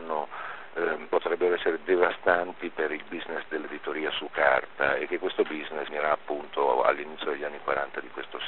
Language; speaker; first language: Italian; native; Italian